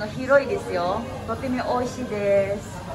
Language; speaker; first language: Japanese; non-native, learner; Cebuano